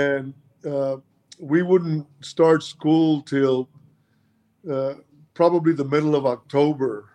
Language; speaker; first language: English; early bilingual, other home language; Spanish